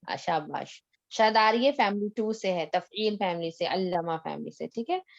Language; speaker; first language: Urdu; native; Urdu